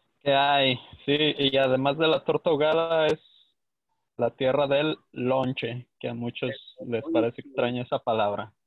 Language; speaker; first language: Spanish; native; Spanish